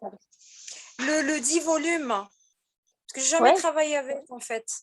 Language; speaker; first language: French; non-native, local second language; Arabic